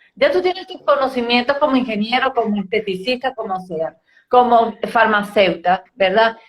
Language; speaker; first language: Spanish; native; Spanish